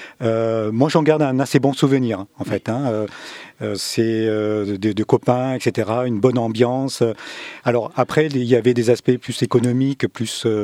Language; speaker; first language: French; early bilingual, other home language; Vietnamese